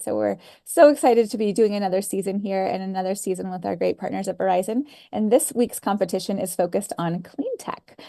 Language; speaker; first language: English; native; English